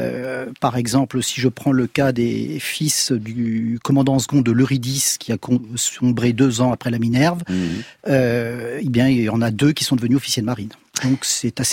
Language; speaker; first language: French; native; French